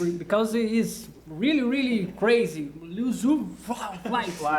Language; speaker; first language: English; non-native, learner; Portuguese